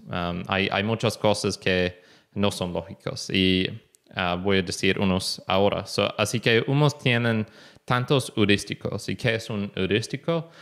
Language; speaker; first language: Spanish; non-native, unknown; English